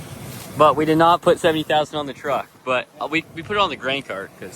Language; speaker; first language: English; native; English